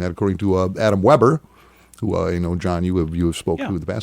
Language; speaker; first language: English; native; English